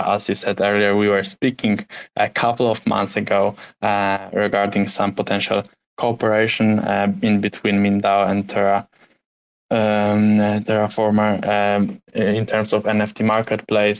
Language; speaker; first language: English; non-native, fluent; Polish